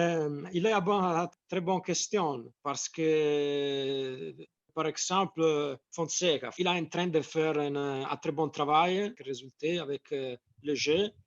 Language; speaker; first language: French; non-native, fluent; Italian